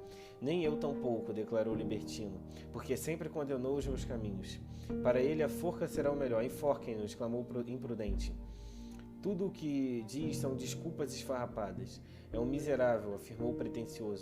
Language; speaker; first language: Portuguese; native; Portuguese